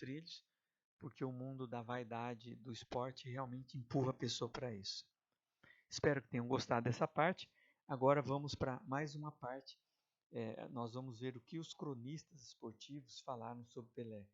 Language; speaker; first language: Portuguese; native; Portuguese